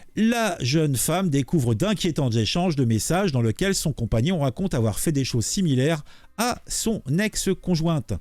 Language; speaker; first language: French; native; French